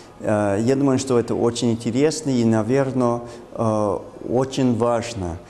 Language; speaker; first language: Russian; non-native, fluent; English